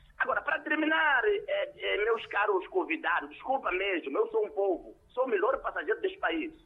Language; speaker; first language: Portuguese; non-native, local second language; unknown